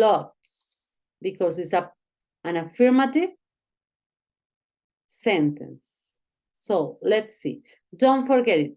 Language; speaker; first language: English; non-native, learner; Spanish